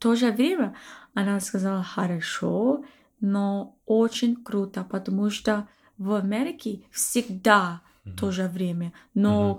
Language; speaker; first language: Russian; non-native, learner; English